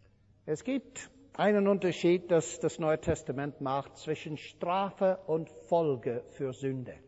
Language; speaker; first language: German; non-native, fluent; English